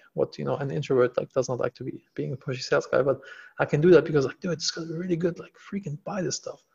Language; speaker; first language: English; non-native, fluent; German